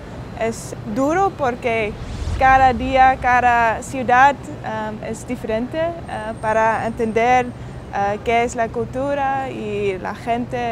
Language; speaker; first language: Spanish; non-native, learner; Dutch